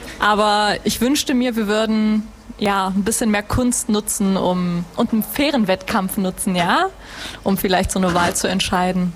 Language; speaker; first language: German; native; German